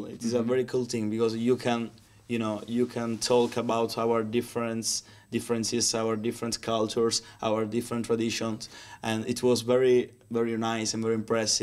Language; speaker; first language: English; non-native, learner; Italian